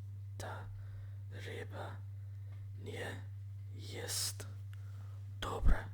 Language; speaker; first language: Polish; non-native, learner; English